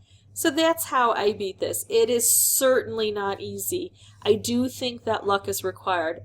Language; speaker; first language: English; native; English